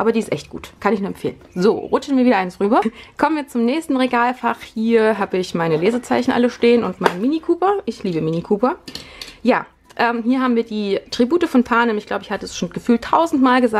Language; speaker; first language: German; native; German